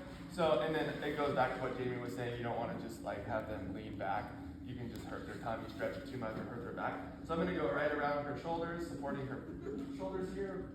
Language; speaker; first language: English; native; English